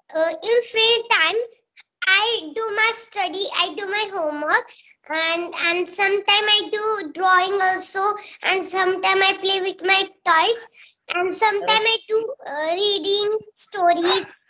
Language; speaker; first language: English; non-native, local second language; Marathi